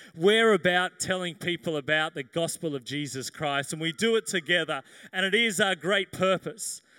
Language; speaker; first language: English; native; English